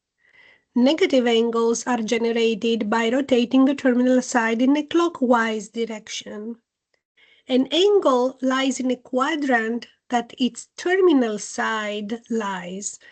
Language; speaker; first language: English; non-native, fluent; Greek